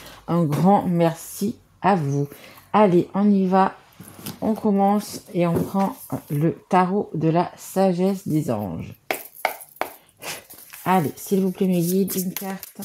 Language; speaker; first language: French; native; French